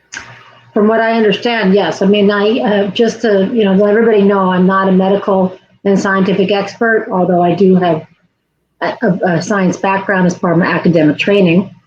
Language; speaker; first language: English; native; English